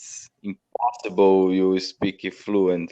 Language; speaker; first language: English; non-native, learner; Portuguese